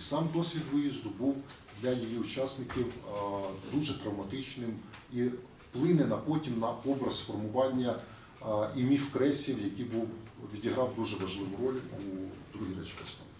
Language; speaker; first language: Ukrainian; native; Ukrainian